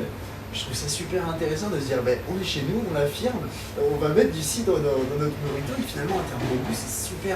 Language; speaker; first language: French; native; French